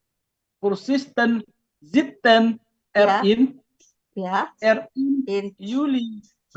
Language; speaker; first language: Dutch; non-native, learner; Indonesian